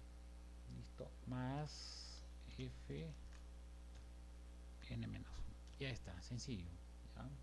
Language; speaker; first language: Spanish; native; Spanish